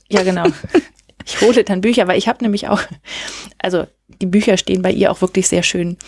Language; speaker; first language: German; native; German